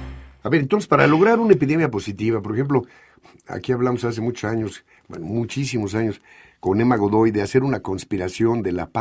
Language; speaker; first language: Spanish; native; Spanish